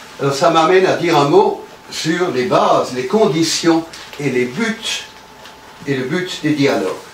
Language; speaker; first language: French; native; French